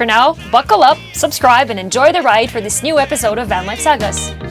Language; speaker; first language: English; non-native, local second language; French